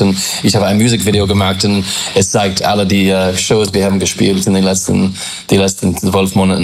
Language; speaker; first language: German; non-native, learner; English